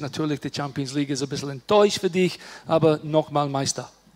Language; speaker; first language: German; non-native, learner; English